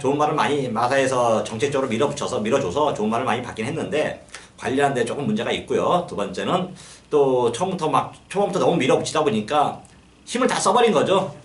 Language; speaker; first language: Korean; native; Korean